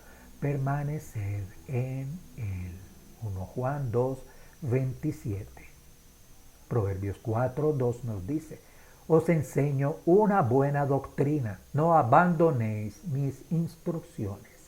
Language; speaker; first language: Spanish; native; Spanish